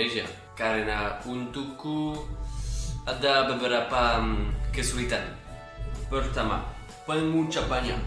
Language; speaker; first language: Indonesian; non-native, learner; French